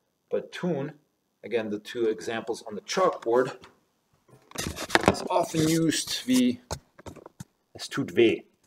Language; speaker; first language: English; native; English